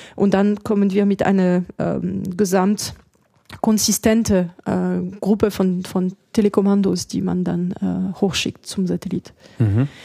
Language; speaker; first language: German; non-native, fluent; French